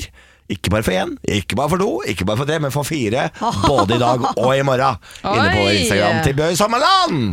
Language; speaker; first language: Norwegian; native; Norwegian